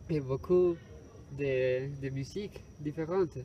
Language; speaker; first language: French; non-native, learner; Spanish